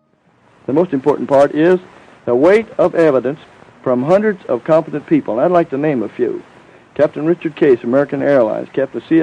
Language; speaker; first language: English; native; English